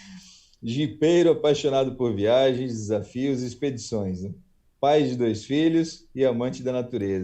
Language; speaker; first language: Portuguese; native; Portuguese